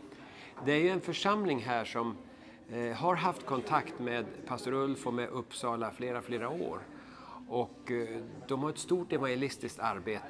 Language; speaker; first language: Swedish; native; Swedish